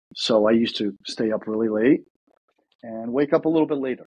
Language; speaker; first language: English; early bilingual, other home language; Russian